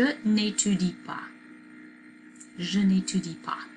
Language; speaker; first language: French; non-native, fluent; English